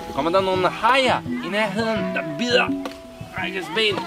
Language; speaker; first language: Danish; non-native, fluent; Italian